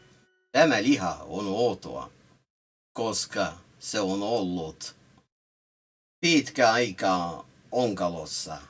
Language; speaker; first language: Finnish; non-native, learner; English